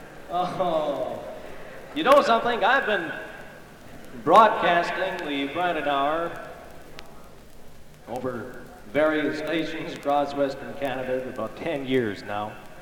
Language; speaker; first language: English; early bilingual, other home language; Ukrainian